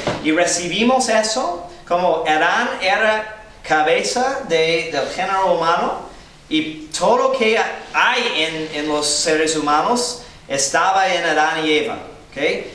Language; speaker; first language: Spanish; non-native, fluent; English